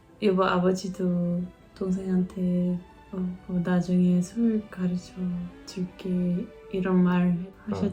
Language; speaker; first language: Korean; non-native, learner; Dutch